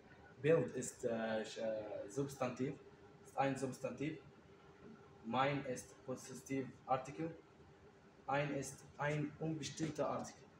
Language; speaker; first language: German; non-native, learner; Arabic